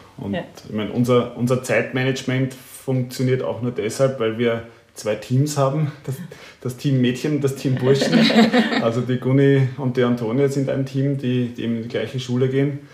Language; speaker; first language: German; native; German